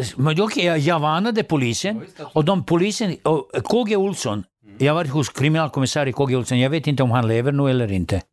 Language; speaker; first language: Swedish; non-native, fluent; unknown